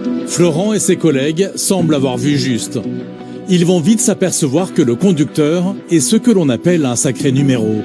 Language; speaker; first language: French; native; French